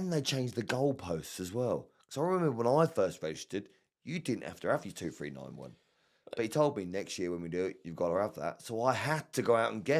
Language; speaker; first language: English; native; English